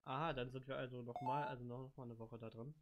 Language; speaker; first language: German; native; German